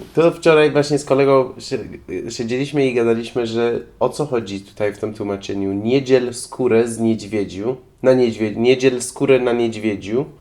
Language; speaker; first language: Polish; non-native, fluent; Persian